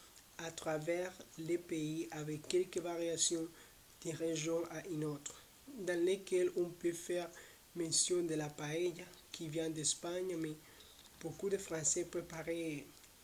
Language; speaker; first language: French; non-native, learner; Spanish